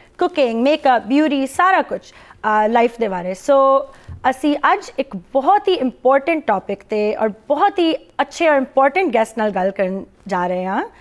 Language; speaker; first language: Punjabi; early bilingual, heritage; Punjabi